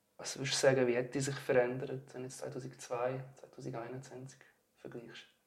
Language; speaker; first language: German; native; German